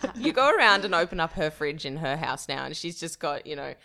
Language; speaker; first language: English; native; English